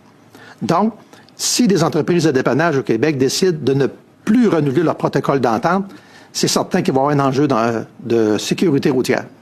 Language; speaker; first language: French; native; French